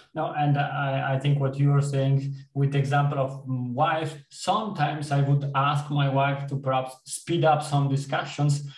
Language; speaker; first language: English; non-native, fluent; Italian